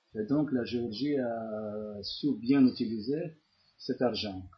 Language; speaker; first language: French; non-native, fluent; Georgian